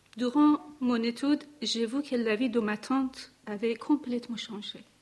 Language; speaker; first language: French; non-native, learner; Persian